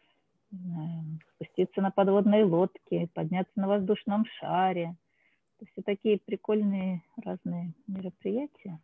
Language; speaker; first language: Russian; native; Russian